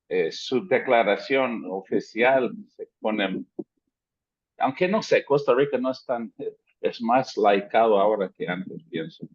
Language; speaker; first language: Spanish; non-native, fluent; English